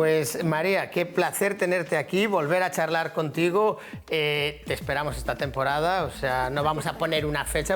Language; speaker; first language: Spanish; native; Spanish